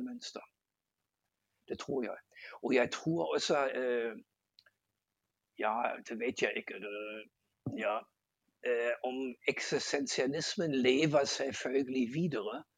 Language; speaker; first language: Norwegian; non-native, fluent; German